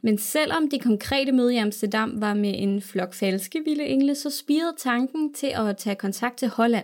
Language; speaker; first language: Danish; native; Danish